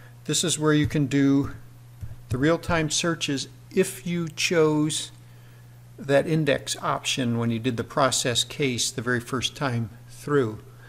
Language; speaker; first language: English; native; English